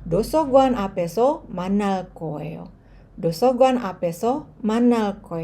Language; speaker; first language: Korean; non-native, fluent; Indonesian